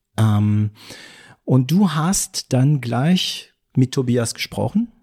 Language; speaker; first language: German; non-native, fluent; French